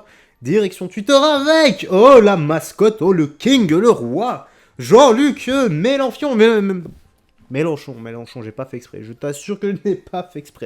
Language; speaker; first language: French; native; French